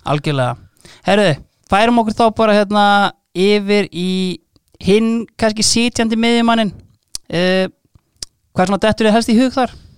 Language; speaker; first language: Icelandic; native; Icelandic